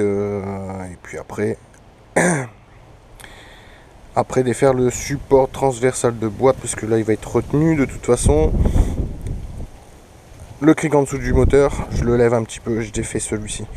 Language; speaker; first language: French; native; French